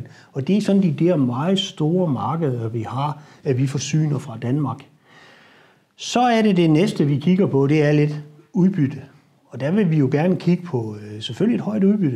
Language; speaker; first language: Danish; native; Danish